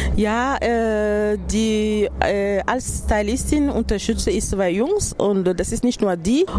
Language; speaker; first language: German; non-native, learner; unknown